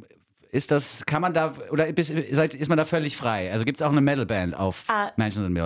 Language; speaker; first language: German; native; German